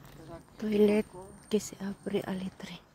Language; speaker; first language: Italian; non-native, fluent; Filipino